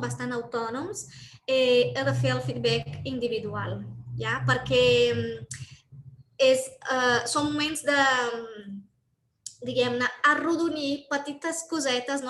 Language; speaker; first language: Catalan; non-native, fluent; Portuguese